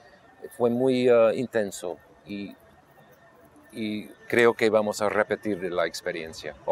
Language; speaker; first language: Spanish; non-native, local second language; English